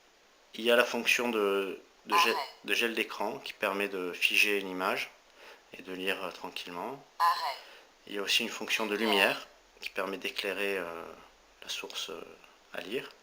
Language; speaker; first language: French; native; French